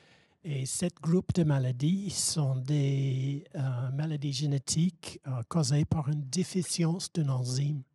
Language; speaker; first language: French; non-native, fluent; English